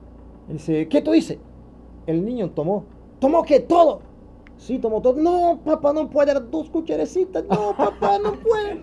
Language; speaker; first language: Spanish; non-native, learner; Portuguese